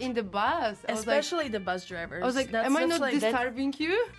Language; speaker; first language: English; non-native, fluent; Polish